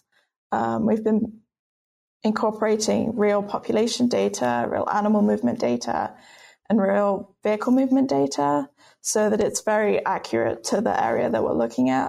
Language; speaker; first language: English; native; English